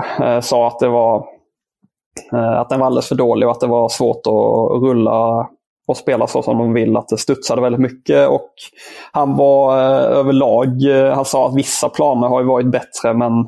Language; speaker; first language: Swedish; native; Swedish